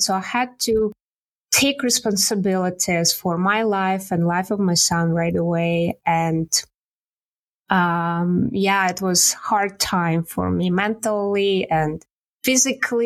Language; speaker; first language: English; non-native, learner; Russian